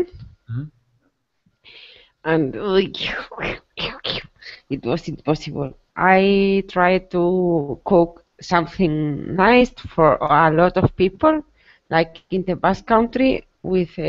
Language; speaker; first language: English; non-native, learner; Spanish